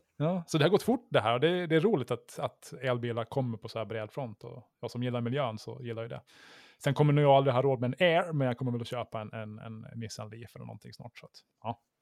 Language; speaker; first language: Swedish; native; Swedish